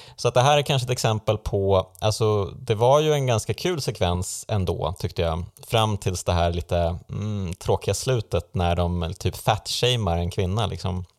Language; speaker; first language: Swedish; native; Swedish